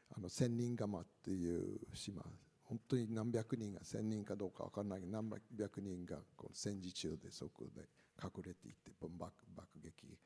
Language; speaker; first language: Japanese; non-native, fluent; English